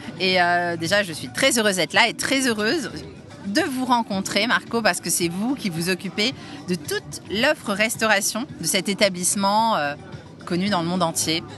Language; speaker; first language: French; native; French